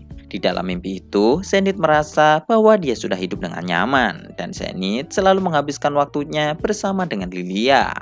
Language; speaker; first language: Indonesian; native; Indonesian